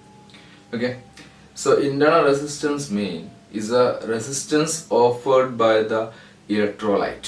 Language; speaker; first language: English; non-native, local second language; Malayalam